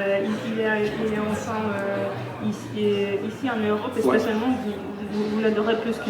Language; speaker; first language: French; non-native, fluent; Russian